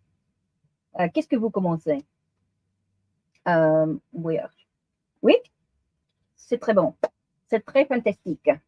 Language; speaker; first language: French; non-native, learner; English